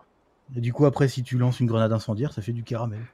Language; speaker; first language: French; native; French